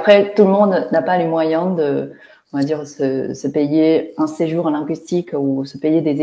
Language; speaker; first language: French; non-native, fluent; Chinese